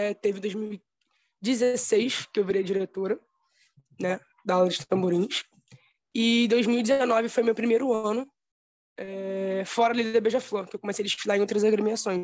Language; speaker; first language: Portuguese; native; Portuguese